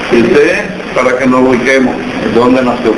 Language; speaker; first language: Spanish; native; Spanish